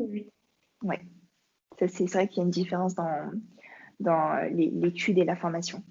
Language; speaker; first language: French; native; French